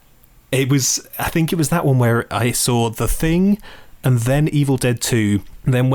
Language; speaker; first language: English; native; English